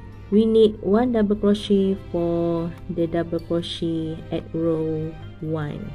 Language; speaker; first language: English; non-native, local second language; Malay